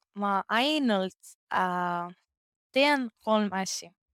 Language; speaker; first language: Estonian; non-native, learner; Greek